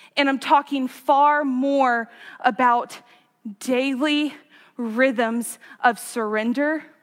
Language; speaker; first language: English; native; English